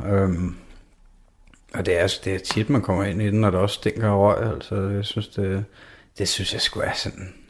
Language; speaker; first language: Danish; native; Danish